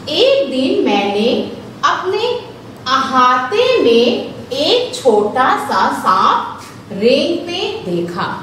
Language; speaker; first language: Hindi; native; Hindi